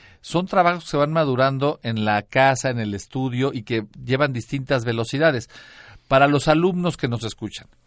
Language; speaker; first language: Spanish; native; Spanish